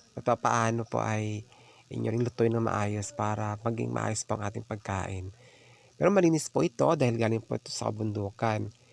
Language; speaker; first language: Filipino; non-native, local second language; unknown